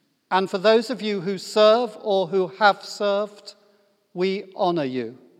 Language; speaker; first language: English; native; English